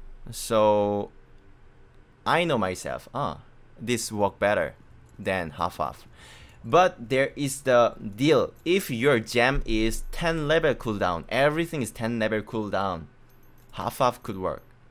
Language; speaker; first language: English; non-native, learner; Korean